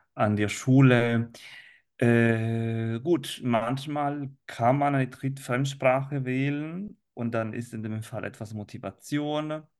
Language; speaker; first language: German; non-native, fluent; Italian